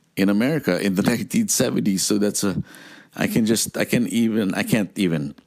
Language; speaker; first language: English; non-native, local second language; Filipino